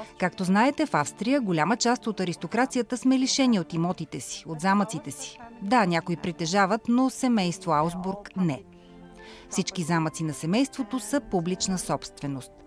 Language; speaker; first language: Bulgarian; early bilingual, heritage; Bulgarian